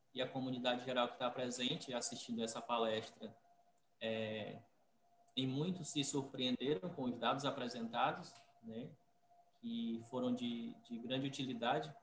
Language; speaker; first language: Portuguese; native; Portuguese